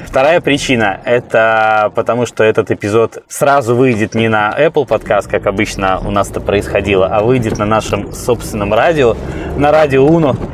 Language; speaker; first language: Russian; native; Russian